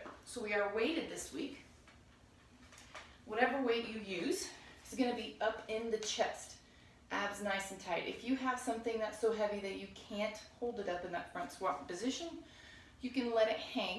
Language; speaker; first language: English; native; English